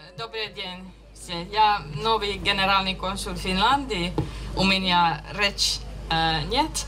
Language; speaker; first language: Russian; non-native, learner; Finnish